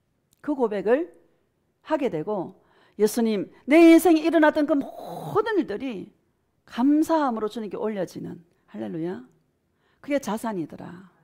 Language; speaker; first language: Korean; native; Korean